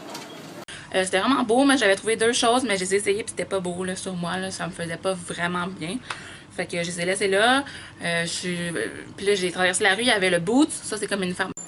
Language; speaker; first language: French; native; French